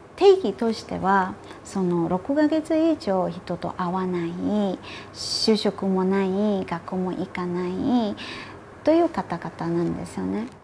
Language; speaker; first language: Japanese; non-native, fluent; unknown